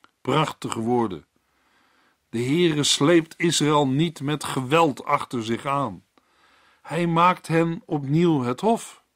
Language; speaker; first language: Dutch; native; Dutch